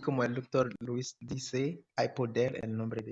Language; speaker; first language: Spanish; non-native, fluent; English